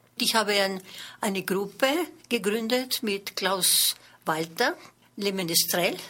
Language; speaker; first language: German; non-native, fluent; French